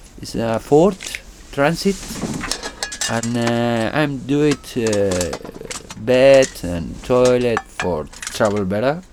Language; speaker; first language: English; non-native, learner; Spanish